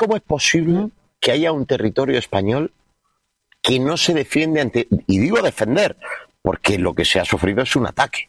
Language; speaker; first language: Spanish; native; Spanish